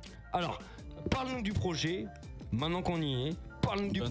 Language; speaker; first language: French; native; French